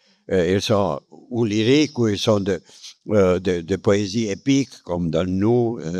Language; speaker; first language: French; non-native, fluent; Romanian